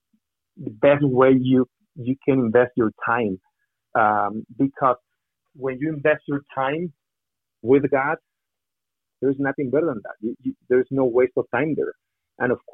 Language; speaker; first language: English; non-native, fluent; Spanish